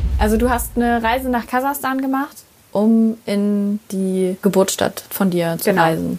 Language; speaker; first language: German; early bilingual, other home language; Turkish